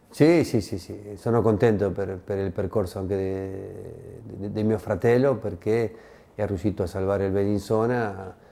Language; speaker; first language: Italian; non-native, fluent; Spanish